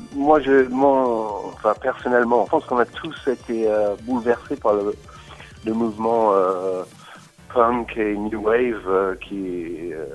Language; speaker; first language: French; non-native, fluent; English